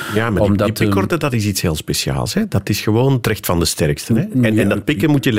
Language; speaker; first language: Dutch; native; Dutch